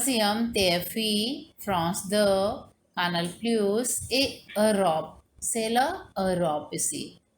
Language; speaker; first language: French; non-native, learner; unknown